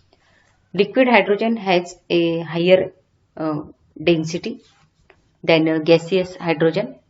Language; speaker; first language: English; non-native, local second language; Marathi